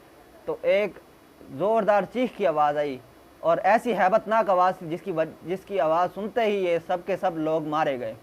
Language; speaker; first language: Urdu; native; Urdu